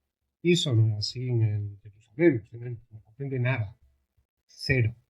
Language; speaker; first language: Portuguese; non-native, learner; Spanish